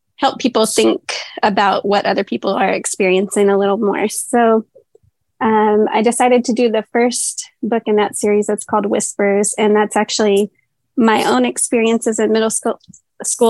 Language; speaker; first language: English; native; English